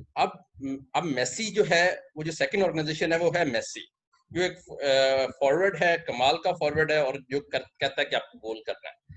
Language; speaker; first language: Urdu; non-native, local second language; Punjabi